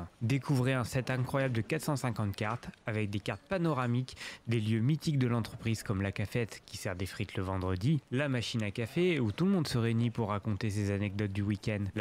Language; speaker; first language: French; native; French